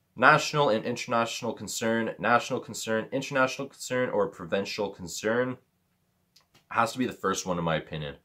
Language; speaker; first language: English; native; English